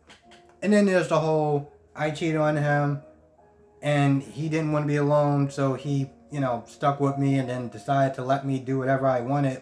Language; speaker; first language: English; native; English